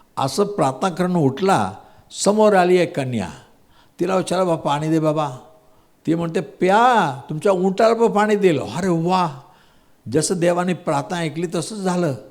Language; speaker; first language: Marathi; non-native, local second language; Tamil